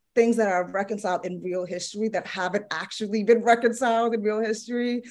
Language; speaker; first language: English; native; English